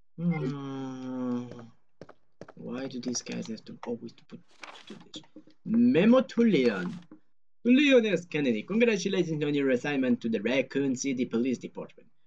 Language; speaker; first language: English; non-native, fluent; Portuguese